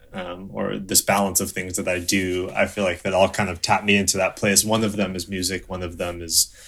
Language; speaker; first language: English; native; English